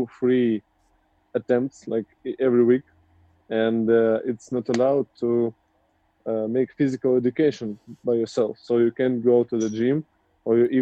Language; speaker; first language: English; non-native, learner; Russian